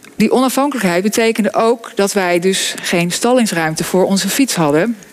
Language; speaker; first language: Dutch; native; Dutch